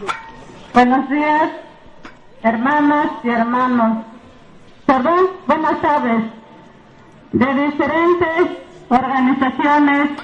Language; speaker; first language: Spanish; non-native, local second language; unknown